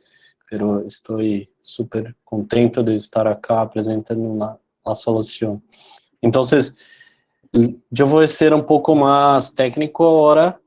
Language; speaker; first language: Spanish; non-native, learner; Portuguese